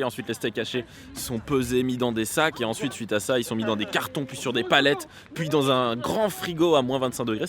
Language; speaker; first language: French; native; French